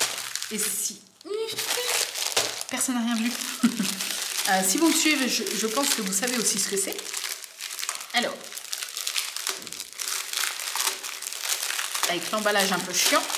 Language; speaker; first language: French; native; French